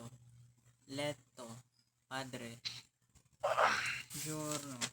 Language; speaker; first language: Italian; non-native, learner; Filipino